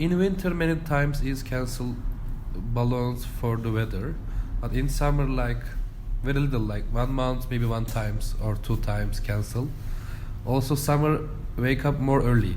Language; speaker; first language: English; non-native, learner; Turkish